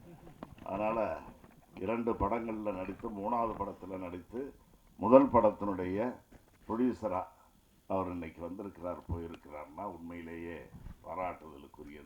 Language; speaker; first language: Tamil; native; Tamil